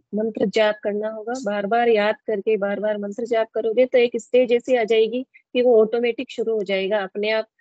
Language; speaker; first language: Hindi; native; Hindi